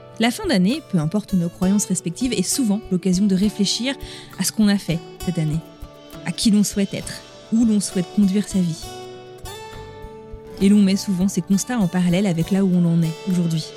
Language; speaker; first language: French; native; French